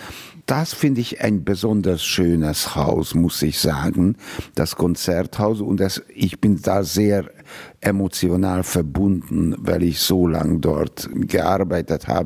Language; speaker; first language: German; non-native, fluent; Hungarian